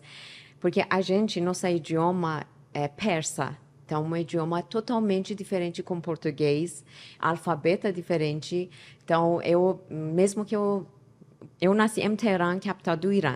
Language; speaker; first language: Portuguese; non-native, learner; Persian